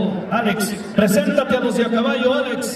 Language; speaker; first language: Spanish; native; Spanish